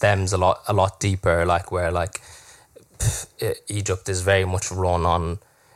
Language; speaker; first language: English; native; English